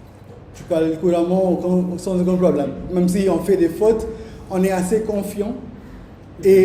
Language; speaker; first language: French; non-native, fluent; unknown